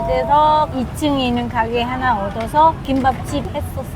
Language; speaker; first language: Korean; non-native, learner; Vietnamese